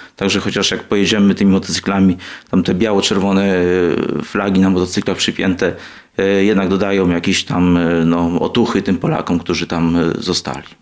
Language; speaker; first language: Polish; native; Polish